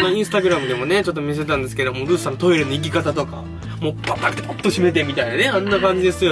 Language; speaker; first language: Japanese; native; Japanese